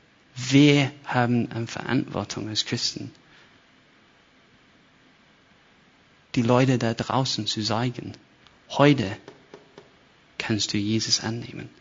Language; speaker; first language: German; non-native, fluent; English